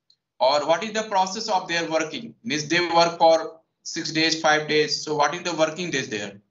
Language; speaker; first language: English; non-native, local second language; Hindi